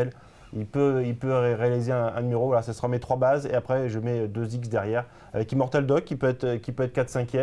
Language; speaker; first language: French; native; French